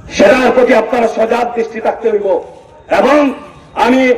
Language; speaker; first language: Bangla; native; Bangla